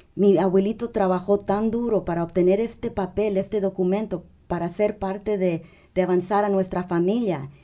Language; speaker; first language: Spanish; early bilingual, heritage; Spanish